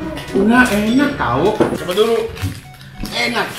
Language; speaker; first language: Indonesian; non-native, fluent; Japanese